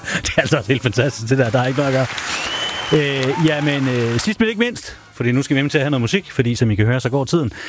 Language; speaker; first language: Danish; native; Danish